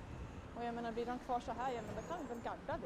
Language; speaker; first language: Swedish; native; Swedish